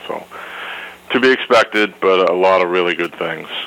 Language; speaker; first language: English; native; English